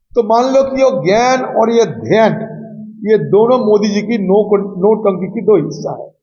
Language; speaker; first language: Hindi; non-native, local second language; Bangla